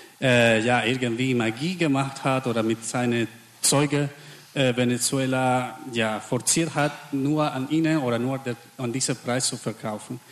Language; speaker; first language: German; non-native, fluent; Spanish